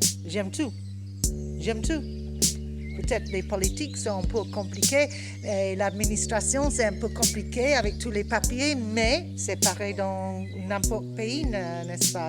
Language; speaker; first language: French; non-native, learner; English